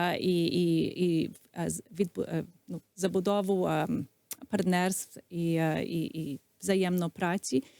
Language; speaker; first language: Ukrainian; early bilingual, heritage; Ukrainian